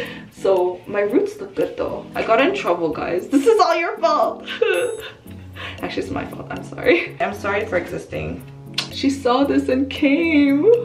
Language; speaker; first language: English; early bilingual, other home language; Korean